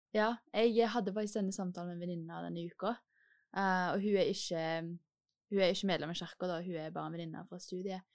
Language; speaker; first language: Norwegian; native; Norwegian